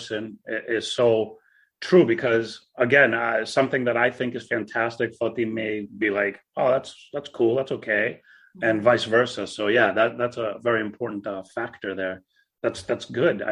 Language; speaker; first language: English; native; English